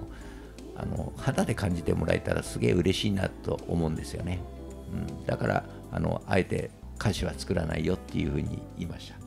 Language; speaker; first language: Japanese; native; Japanese